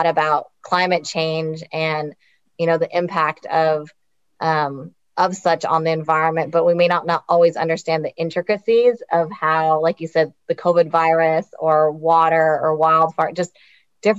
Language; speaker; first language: English; native; English